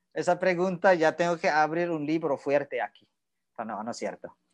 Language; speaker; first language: Spanish; non-native, learner; Indonesian